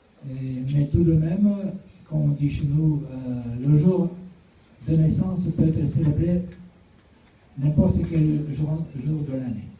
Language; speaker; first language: French; non-native, fluent; Russian